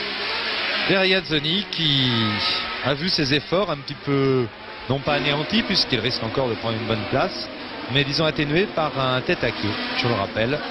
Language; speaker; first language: French; native; French